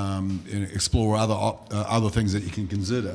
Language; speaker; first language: English; non-native, local second language; Limburgish